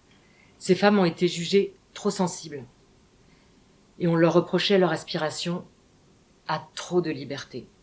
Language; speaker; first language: French; native; French